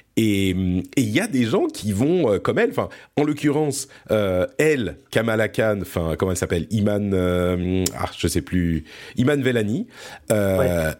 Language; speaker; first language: French; early bilingual, other home language; Arabic